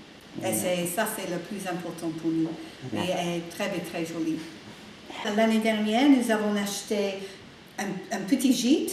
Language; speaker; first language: French; non-native, learner; English